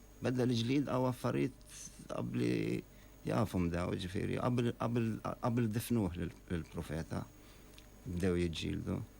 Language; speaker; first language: Maltese; non-native, fluent; Arabic